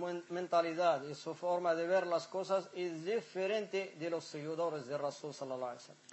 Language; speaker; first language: Spanish; non-native, fluent; Arabic